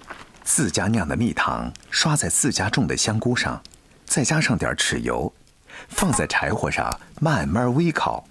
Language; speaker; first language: Chinese; native; Chinese